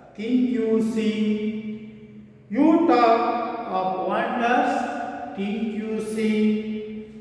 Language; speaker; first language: English; non-native, local second language; Kannada